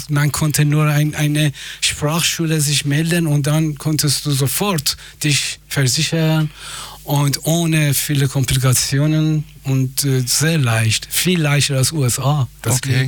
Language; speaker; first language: German; non-native, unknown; Persian